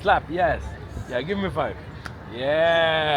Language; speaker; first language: English; non-native, learner; Macedonian